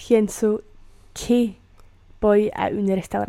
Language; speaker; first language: Spanish; non-native, learner; English